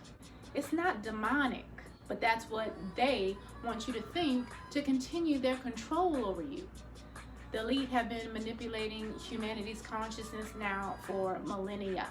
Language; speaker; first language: English; native; English